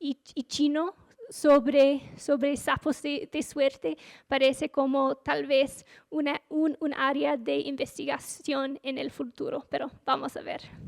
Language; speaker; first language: Spanish; non-native, fluent; English